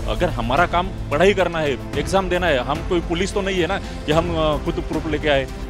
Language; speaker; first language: Hindi; non-native, local second language; Marathi